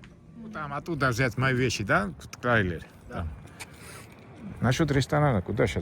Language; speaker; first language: Russian; non-native, fluent; Georgian